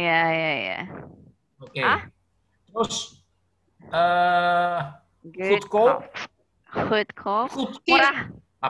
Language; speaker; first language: Dutch; non-native, learner; Indonesian